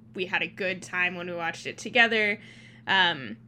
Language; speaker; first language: English; early bilingual, other home language; Thai